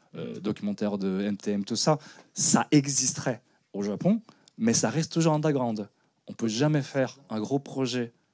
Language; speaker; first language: French; non-native, fluent; Japanese